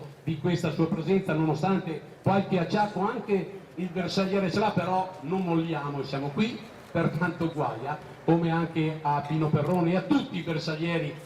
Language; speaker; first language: Italian; native; Italian